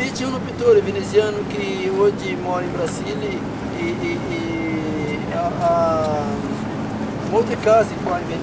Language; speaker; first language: Italian; non-native, learner; Portuguese